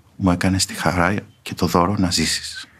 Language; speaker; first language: Greek; native; Greek